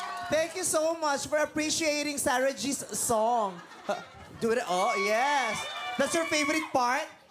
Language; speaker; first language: English; non-native, local second language; Filipino